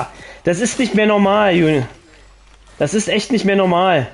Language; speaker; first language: German; native; German